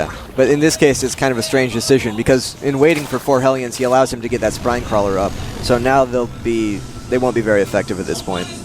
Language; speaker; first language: English; native; English